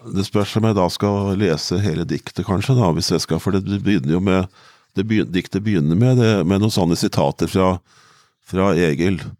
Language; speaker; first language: Norwegian; native; Norwegian